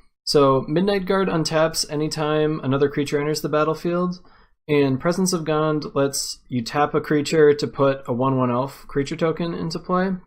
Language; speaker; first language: English; native; English